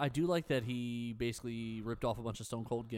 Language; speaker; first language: English; native; English